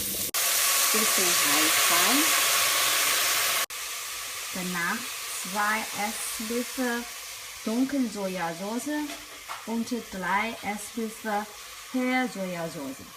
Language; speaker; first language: German; non-native, learner; Chinese